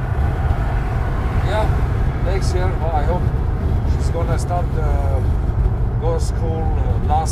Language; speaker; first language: English; non-native, learner; Armenian